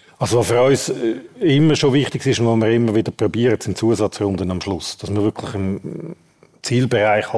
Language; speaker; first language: German; native; German